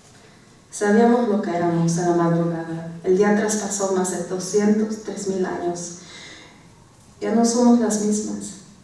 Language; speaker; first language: Spanish; early bilingual, heritage; Spanish